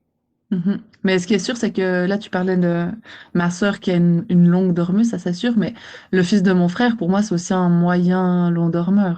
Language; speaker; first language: French; native; French